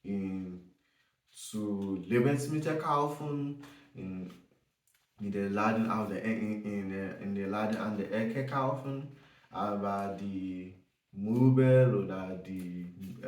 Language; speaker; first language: German; non-native, learner; English